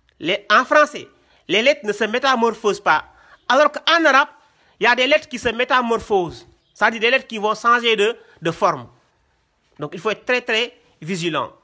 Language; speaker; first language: French; non-native, local second language; Wolof